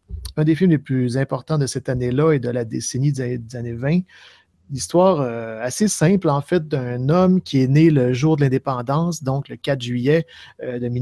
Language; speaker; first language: French; native; French